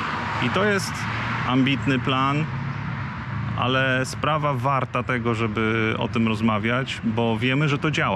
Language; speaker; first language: Polish; native; Polish